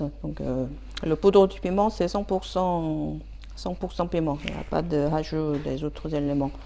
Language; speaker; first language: French; non-native, fluent; Korean